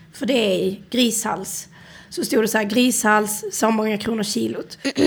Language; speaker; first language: Swedish; native; Swedish